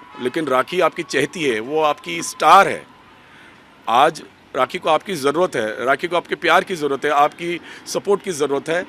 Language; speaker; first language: Hindi; native; Hindi